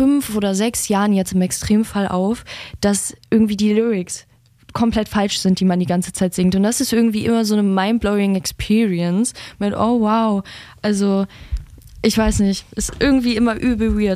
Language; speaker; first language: German; native; German